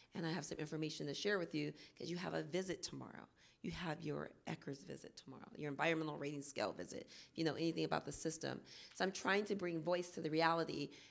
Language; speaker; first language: English; native; English